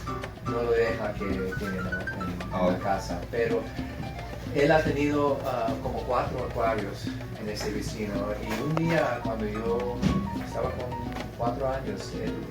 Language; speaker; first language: Spanish; non-native, learner; English